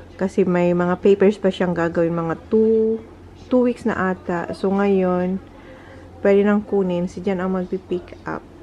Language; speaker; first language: Filipino; non-native, local second language; Bikol